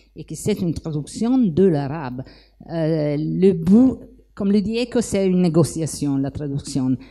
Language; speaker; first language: French; non-native, fluent; Italian